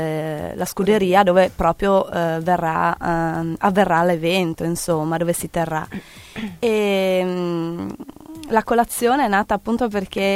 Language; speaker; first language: Italian; native; Italian